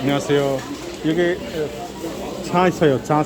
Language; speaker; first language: Korean; non-native, learner; Bangla